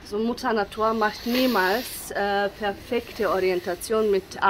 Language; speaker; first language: German; non-native, learner; Bosnian